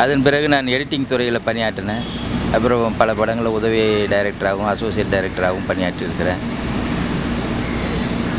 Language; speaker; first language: Tamil; native; Tamil